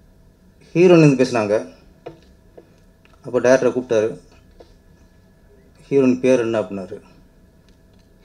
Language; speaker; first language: Tamil; native; Tamil